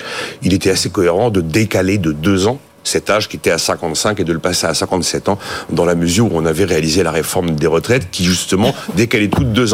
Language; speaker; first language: French; native; French